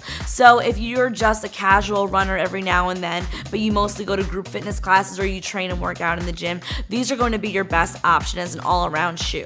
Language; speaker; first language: English; native; English